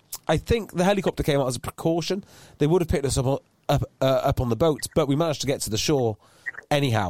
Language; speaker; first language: English; native; English